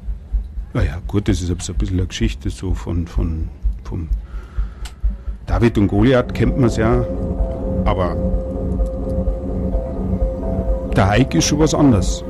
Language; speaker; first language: German; native; German